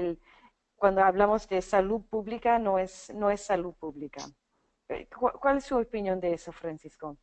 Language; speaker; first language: Spanish; non-native, fluent; English